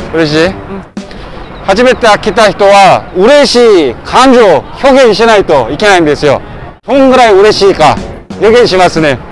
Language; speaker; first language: Japanese; non-native, fluent; Korean